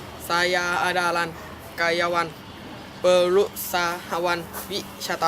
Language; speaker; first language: Indonesian; non-native, learner; Thai